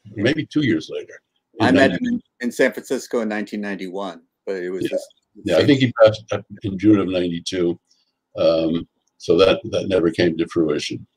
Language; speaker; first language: English; native; English